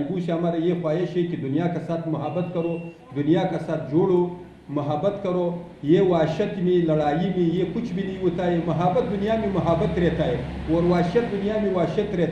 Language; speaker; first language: Hindi; non-native, learner; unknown